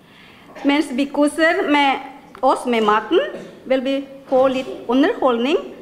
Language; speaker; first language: Norwegian; non-native, fluent; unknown